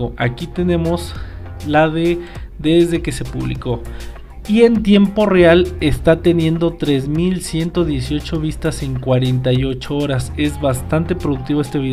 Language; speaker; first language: Spanish; native; Spanish